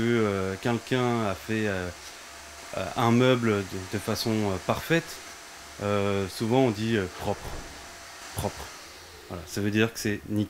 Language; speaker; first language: French; native; French